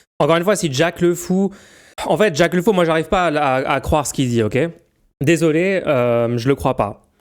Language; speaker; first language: French; native; French